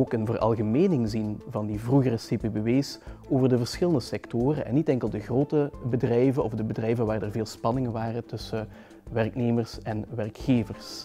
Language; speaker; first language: Dutch; native; Dutch